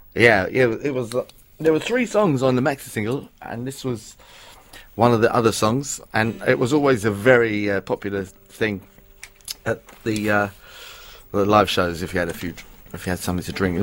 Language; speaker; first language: English; native; English